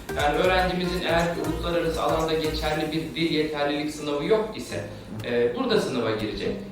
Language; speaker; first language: Turkish; native; Turkish